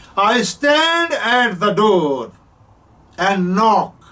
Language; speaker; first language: English; non-native, local second language; Punjabi